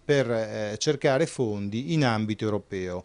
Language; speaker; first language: Italian; native; Italian